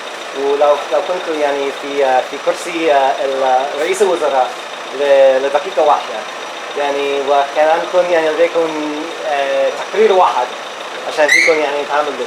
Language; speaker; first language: Arabic; non-native, learner; Hebrew